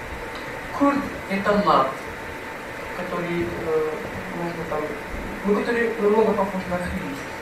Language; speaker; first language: Russian; non-native, fluent; Arabic